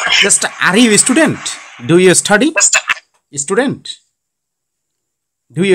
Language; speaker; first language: English; non-native, learner; Bangla